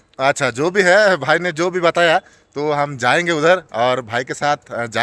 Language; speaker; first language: Hindi; non-native, learner; Bangla